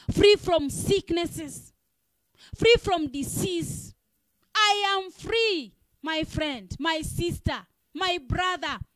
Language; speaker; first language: English; non-native, local second language; Swahili